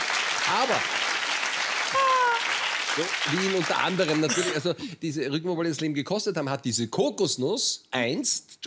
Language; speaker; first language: German; native; German